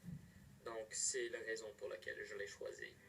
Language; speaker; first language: French; non-native, fluent; English